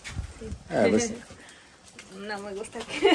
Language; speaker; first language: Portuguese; non-native, learner; Spanish